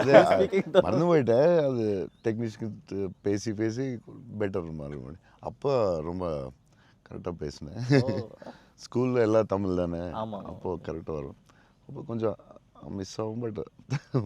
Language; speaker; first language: Tamil; non-native, local second language; Telugu